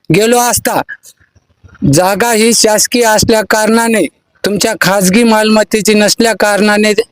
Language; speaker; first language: Marathi; non-native, local second language; Lambadi